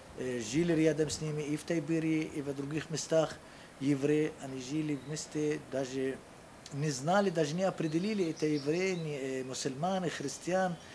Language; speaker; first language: Russian; non-native, fluent; Arabic